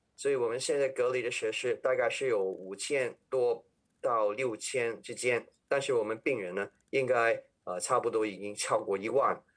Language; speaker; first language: Chinese; non-native, local second language; Cantonese